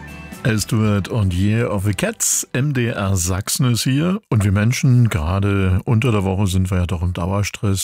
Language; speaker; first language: German; native; German